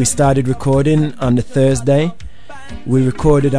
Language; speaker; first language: English; native; English